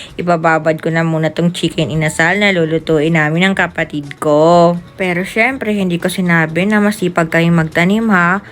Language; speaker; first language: Filipino; non-native, local second language; Bikol